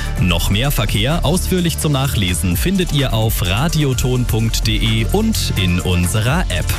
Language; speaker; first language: German; native; German